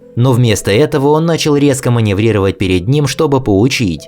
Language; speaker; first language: Russian; native; Russian